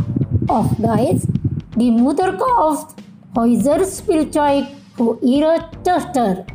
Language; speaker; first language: German; non-native, fluent; Indonesian